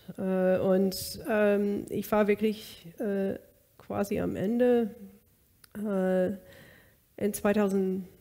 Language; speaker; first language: German; non-native, fluent; English